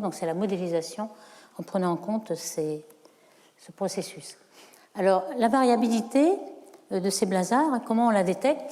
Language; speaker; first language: French; native; French